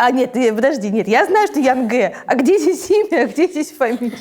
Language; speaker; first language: Russian; native; Russian